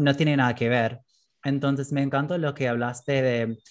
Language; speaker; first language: Spanish; non-native, fluent; English